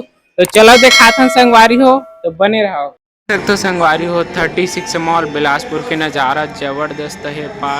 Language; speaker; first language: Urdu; non-native, local second language; Chhattisgarhi